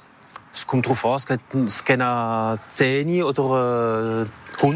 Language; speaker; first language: German; non-native, local second language; French